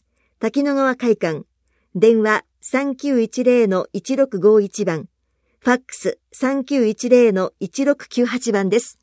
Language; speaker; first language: Japanese; native; Japanese